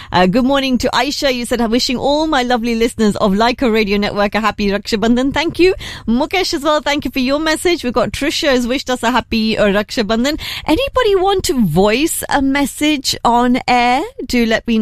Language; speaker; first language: English; early bilingual, other home language; Hindi